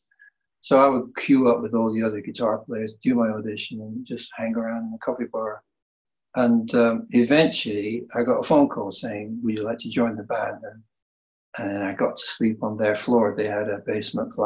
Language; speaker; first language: English; native; English